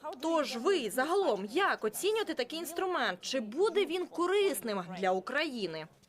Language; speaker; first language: Ukrainian; native; Ukrainian